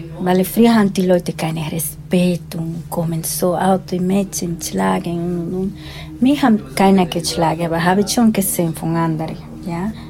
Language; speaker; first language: German; non-native, learner; Spanish